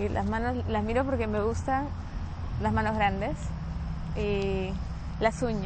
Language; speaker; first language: Spanish; native; Spanish